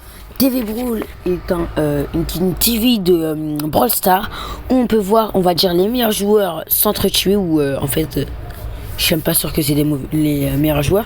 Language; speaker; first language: French; native; French